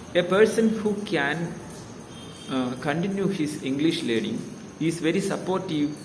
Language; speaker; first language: English; non-native, local second language; Malayalam